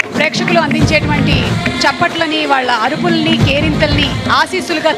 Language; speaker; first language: Telugu; native; Telugu